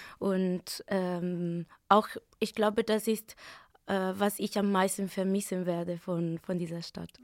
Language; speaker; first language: German; non-native, fluent; Italian